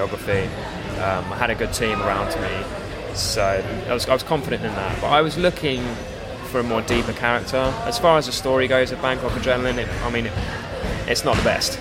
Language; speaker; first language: English; native; English